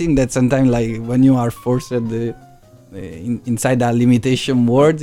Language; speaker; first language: English; non-native, fluent; Italian